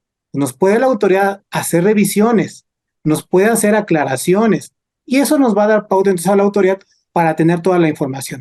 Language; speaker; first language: Spanish; native; Spanish